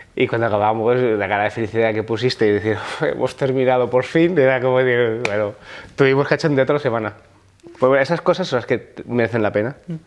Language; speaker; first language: Spanish; non-native, local second language; Occitan